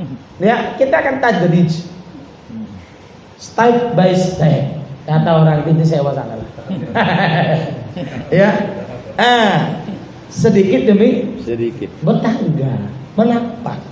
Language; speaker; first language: Indonesian; native; Indonesian